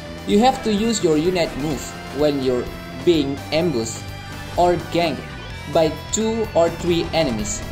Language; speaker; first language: English; non-native, learner; Indonesian